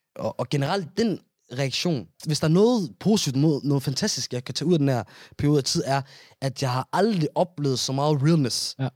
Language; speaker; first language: Danish; early bilingual, other home language; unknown